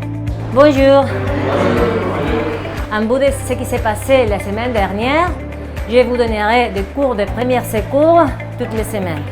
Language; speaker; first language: French; non-native, learner; Spanish